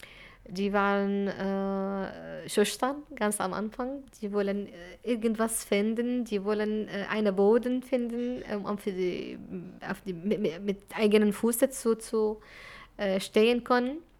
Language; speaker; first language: German; non-native, fluent; Arabic